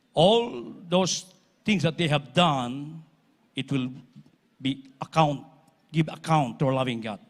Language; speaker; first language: English; non-native, local second language; Filipino